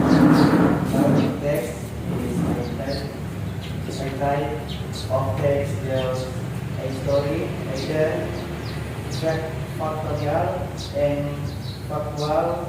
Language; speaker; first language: English; non-native, learner; Indonesian